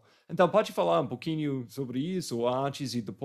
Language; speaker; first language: Portuguese; non-native, fluent; English